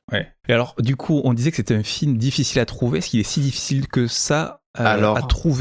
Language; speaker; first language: French; native; French